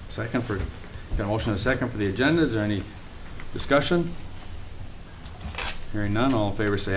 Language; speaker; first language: English; native; English